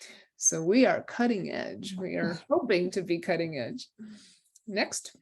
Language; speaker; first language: English; native; English